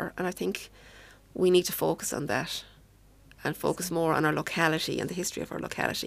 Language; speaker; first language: English; native; English